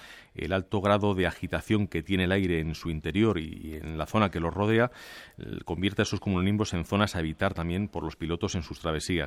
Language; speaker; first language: Spanish; native; Spanish